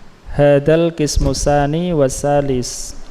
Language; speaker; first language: Arabic; non-native, fluent; Indonesian